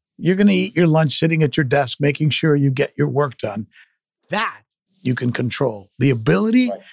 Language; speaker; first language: English; early bilingual, other home language; Spanish